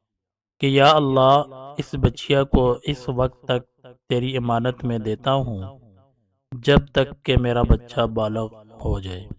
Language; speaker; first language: Urdu; native; Urdu